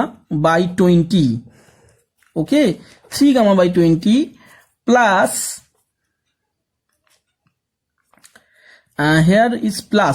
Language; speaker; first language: English; non-native, local second language; Bangla